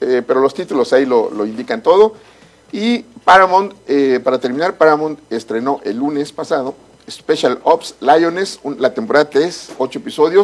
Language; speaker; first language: Spanish; native; Spanish